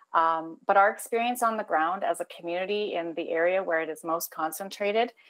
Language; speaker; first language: English; native; English